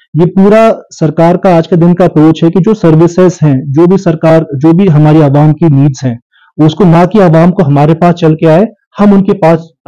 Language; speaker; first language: Hindi; non-native, local second language; Sherpa